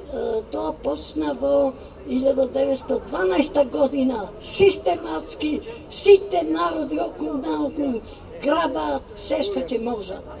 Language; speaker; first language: Macedonian; native; Macedonian